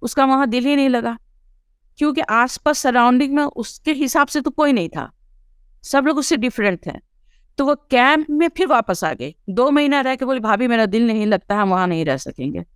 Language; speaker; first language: Urdu; early bilingual, heritage; Urdu